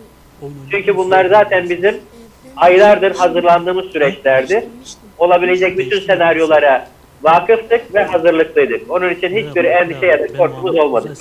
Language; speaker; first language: Turkish; native; Turkish